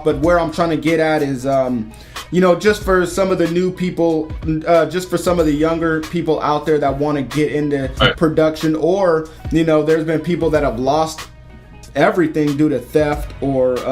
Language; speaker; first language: English; native; English